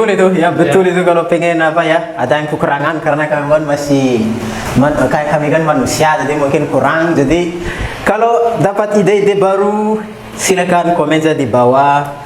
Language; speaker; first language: Indonesian; non-native, fluent; Malagasy